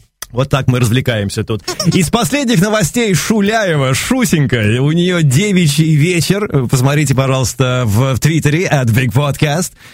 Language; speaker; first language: Russian; native; Russian